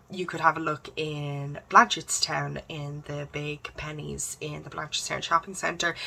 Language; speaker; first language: English; native; English